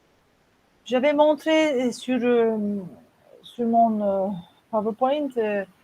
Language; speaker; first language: French; non-native, fluent; Turkish